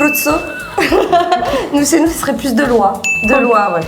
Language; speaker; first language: French; native; French